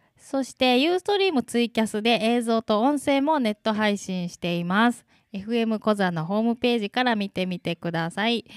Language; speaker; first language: Japanese; native; Japanese